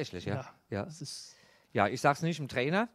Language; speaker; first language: German; native; German